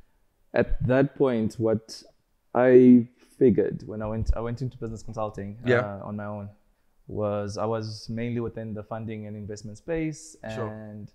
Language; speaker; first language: English; non-native, local second language; Zulu